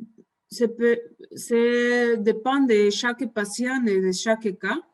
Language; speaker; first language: French; non-native, fluent; Spanish